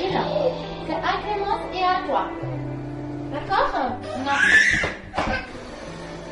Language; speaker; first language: French; native; French